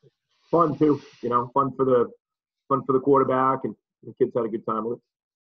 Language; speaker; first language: English; native; English